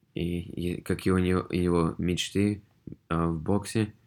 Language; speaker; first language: Russian; early bilingual, heritage; Russian